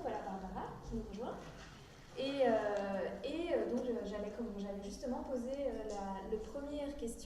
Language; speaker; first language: French; native; French